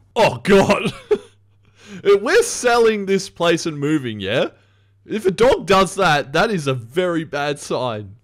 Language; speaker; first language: English; native; English